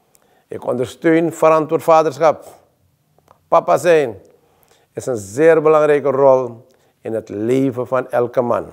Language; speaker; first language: Dutch; native; Dutch